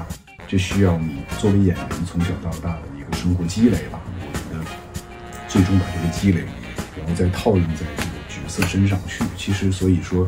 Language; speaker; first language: Chinese; native; Chinese